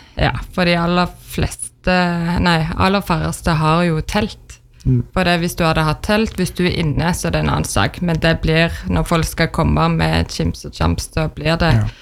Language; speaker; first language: Norwegian; native; Norwegian